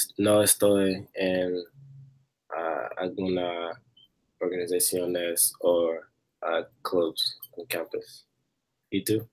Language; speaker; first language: Spanish; non-native, learner; English